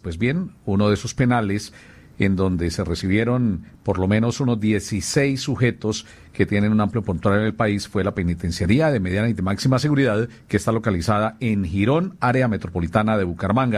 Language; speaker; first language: Spanish; native; Spanish